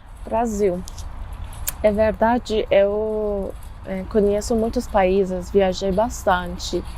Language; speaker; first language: Portuguese; non-native, fluent; Persian